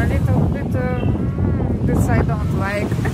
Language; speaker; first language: English; non-native, learner; Russian